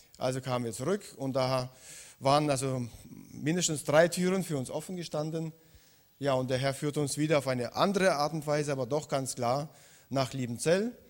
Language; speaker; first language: German; non-native, fluent; Russian